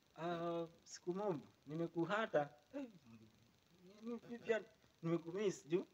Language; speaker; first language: Swahili; native; Swahili